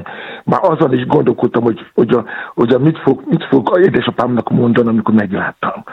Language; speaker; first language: Hungarian; non-native, fluent; Yoruba